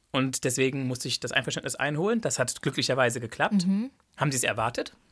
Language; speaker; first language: German; native; German